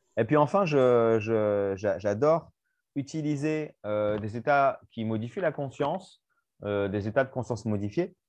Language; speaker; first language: French; native; French